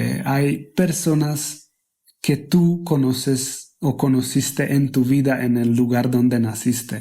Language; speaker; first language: Spanish; non-native, fluent; Hungarian